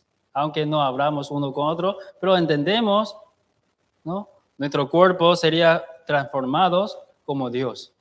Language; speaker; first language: Spanish; non-native, fluent; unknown